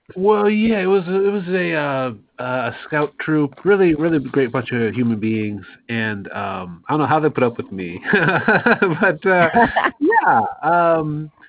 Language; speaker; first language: English; native; English